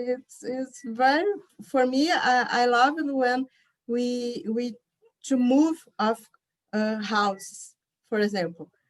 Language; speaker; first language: English; non-native, learner; Portuguese